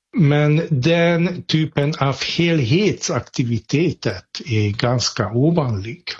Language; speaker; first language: Swedish; non-native, fluent; Hungarian